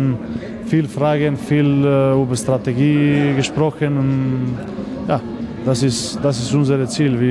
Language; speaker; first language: German; non-native, learner; Macedonian